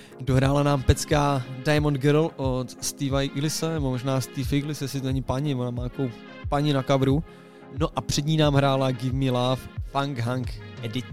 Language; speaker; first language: Czech; native; Czech